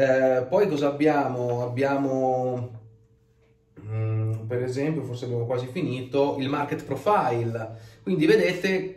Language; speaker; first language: Italian; native; Italian